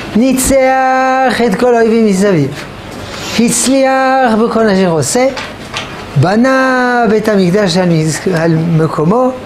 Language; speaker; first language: Hebrew; non-native, fluent; French